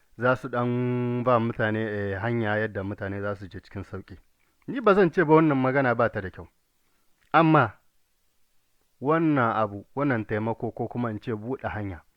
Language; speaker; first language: Hausa; native; Hausa